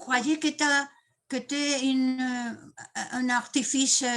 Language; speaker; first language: French; non-native, fluent; Spanish